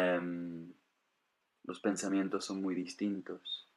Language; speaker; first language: Spanish; non-native, fluent; English